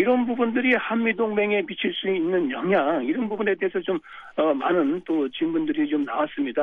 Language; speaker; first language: Korean; native; Korean